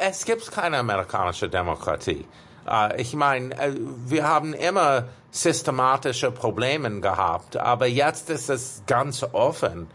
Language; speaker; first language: German; non-native, fluent; English